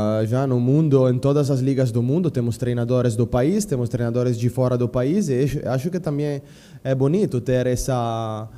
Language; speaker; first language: Portuguese; non-native, fluent; Italian